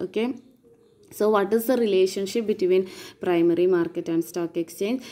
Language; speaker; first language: English; non-native, local second language; Malayalam